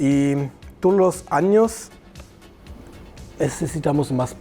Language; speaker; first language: Spanish; non-native, learner; German